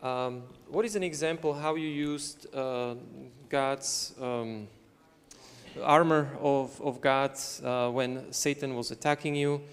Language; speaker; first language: English; non-native, fluent; Slovak